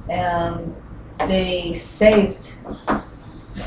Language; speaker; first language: English; non-native, learner; Portuguese